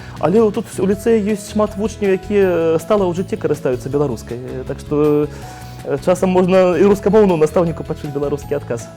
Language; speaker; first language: Belarusian; non-native, local second language; Russian